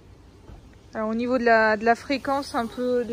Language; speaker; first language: French; native; French